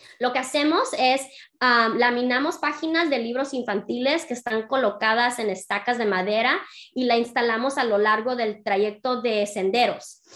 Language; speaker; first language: Spanish; early bilingual, heritage; Spanish